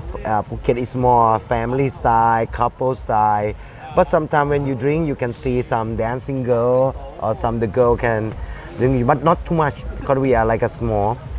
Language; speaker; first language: English; non-native, fluent; Thai